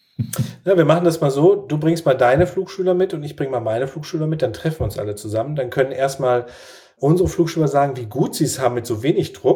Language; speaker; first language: German; native; German